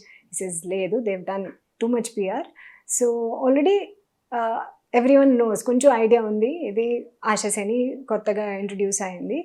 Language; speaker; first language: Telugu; non-native, local second language; Hindi